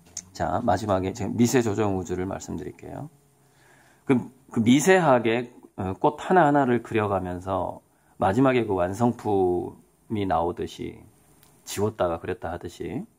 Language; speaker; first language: Korean; native; Korean